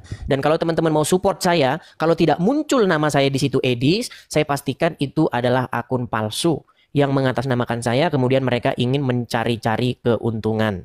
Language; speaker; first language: Indonesian; native; Indonesian